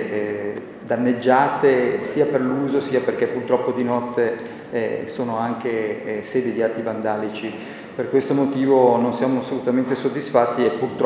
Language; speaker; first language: Italian; native; Italian